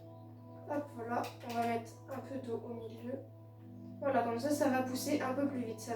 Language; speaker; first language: French; native; French